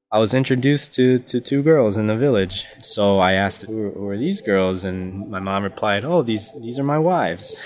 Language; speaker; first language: English; native; English